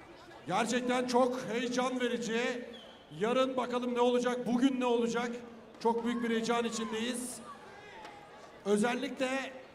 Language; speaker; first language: Turkish; native; Turkish